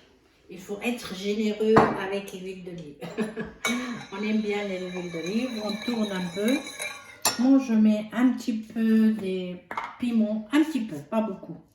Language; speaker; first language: French; non-native, fluent; Arabic